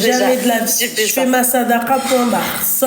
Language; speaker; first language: French; native; French